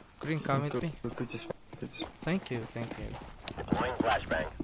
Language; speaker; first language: English; non-native, learner; Turkish